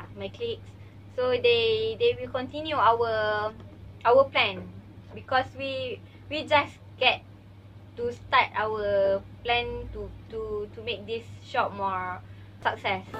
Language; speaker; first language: English; non-native, learner; Malay